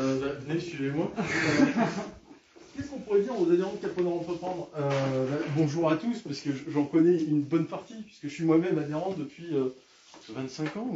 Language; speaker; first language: French; native; French